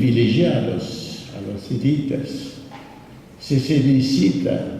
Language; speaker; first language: Spanish; non-native, fluent; French